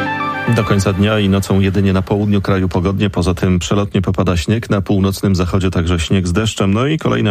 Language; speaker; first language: Polish; native; Polish